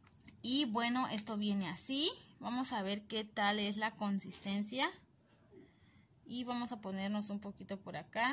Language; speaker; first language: Spanish; native; Spanish